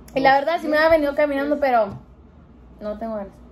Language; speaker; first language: Spanish; early bilingual, heritage; Spanish